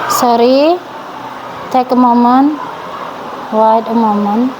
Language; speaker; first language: English; non-native, learner; Indonesian